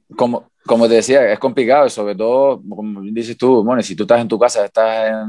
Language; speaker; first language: Spanish; native; Spanish